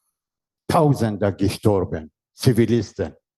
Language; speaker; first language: German; non-native, learner; Persian